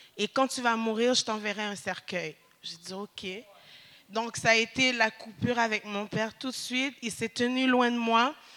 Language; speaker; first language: French; early bilingual, other home language; Haitian Creole